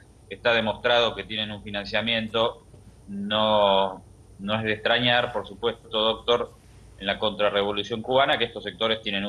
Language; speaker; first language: Spanish; native; Spanish